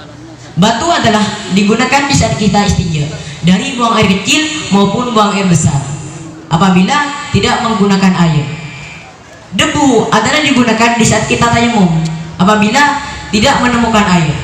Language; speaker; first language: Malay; non-native, local second language; Madurese